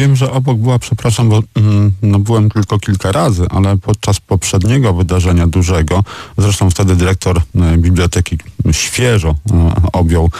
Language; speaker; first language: Polish; native; Polish